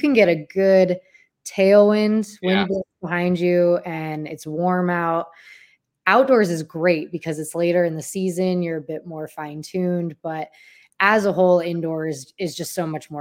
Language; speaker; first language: English; native; English